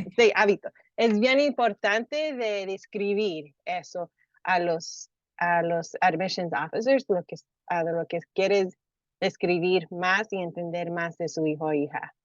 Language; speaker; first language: Spanish; early bilingual, heritage; Spanish